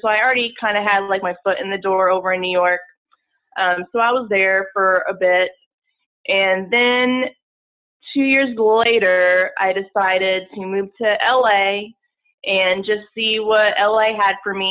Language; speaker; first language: English; native; English